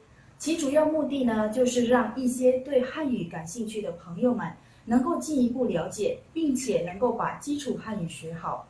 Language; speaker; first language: Chinese; native; Chinese